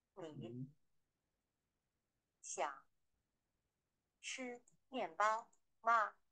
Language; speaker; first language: Chinese; non-native, learner; Vietnamese